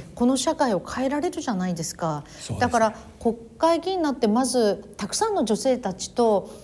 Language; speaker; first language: Japanese; native; Japanese